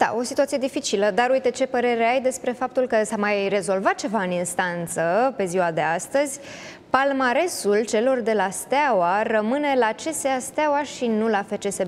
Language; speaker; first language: Romanian; native; Romanian